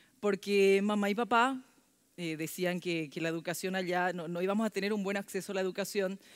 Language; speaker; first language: Spanish; early bilingual, other home language; Korean